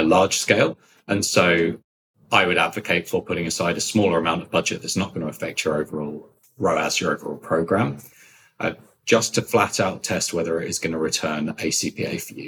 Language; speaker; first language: English; native; English